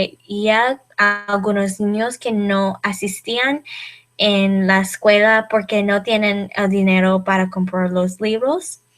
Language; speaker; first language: Spanish; non-native, learner; English